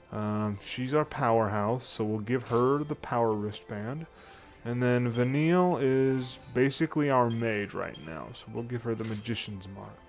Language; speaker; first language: English; native; English